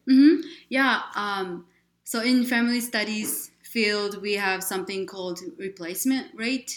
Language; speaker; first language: English; non-native, fluent; Japanese